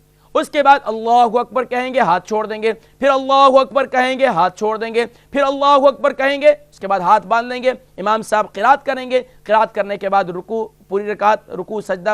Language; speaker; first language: Urdu; native; Urdu